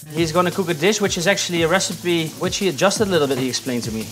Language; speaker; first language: English; non-native, fluent; Dutch